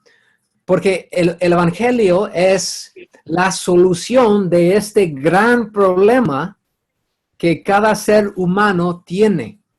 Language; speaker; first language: Spanish; non-native, fluent; English